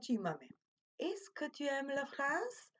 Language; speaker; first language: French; non-native, fluent; Macedonian